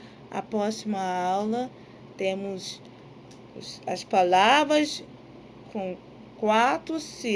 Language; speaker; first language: Portuguese; non-native, fluent; Yoruba